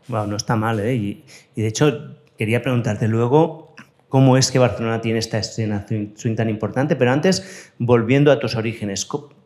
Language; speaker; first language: Spanish; native; Spanish